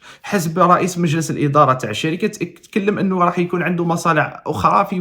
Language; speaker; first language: Arabic; native; Arabic